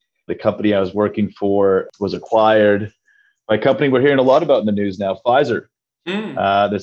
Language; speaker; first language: English; native; English